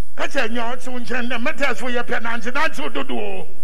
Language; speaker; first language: English; non-native, local second language; Akan